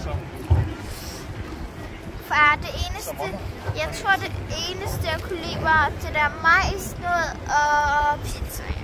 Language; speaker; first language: Danish; early bilingual, other home language; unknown